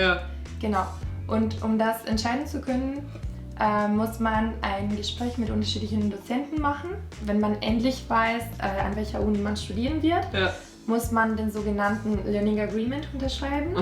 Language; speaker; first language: German; non-native, fluent; Italian